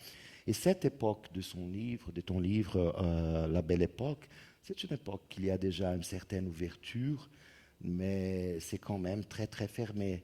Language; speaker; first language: French; non-native, fluent; Portuguese